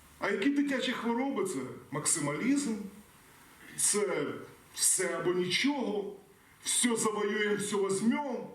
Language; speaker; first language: Ukrainian; non-native, local second language; Russian